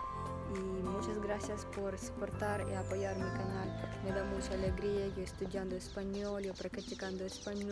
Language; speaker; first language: Spanish; non-native, learner; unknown